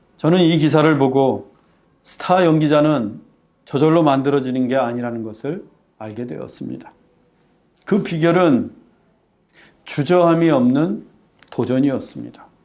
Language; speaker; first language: Korean; native; Korean